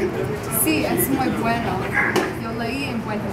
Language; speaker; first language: Spanish; non-native, learner; English